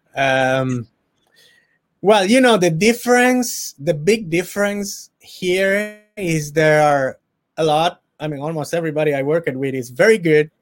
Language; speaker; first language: English; non-native, fluent; Italian